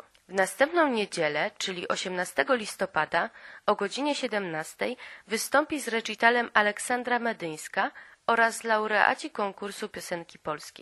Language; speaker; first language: Polish; native; Polish